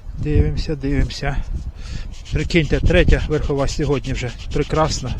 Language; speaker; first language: Ukrainian; native; Ukrainian